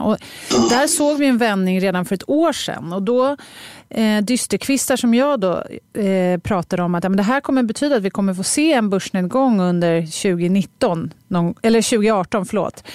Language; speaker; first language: Swedish; native; Swedish